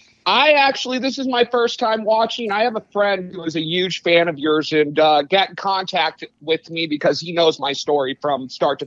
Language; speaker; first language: English; native; English